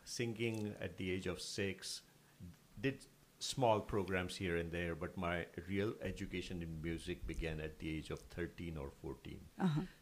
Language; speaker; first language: English; non-native, local second language; Marathi